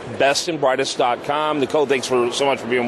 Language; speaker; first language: English; native; English